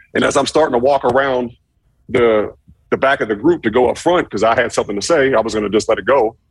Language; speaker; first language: English; native; English